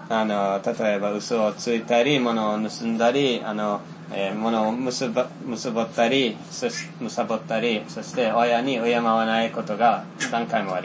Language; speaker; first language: Japanese; non-native, fluent; Finnish